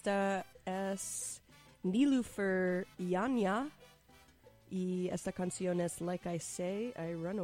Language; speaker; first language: Spanish; non-native, learner; English